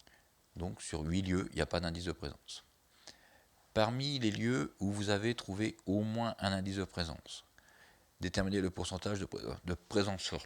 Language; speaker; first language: French; native; French